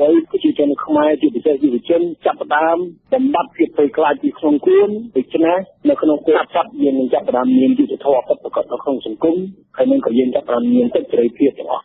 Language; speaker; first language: Khmer; non-native, fluent; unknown